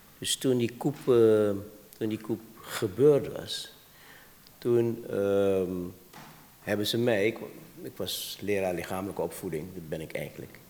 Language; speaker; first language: Dutch; native; Dutch